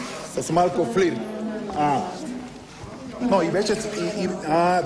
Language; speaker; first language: Bulgarian; non-native, learner; Spanish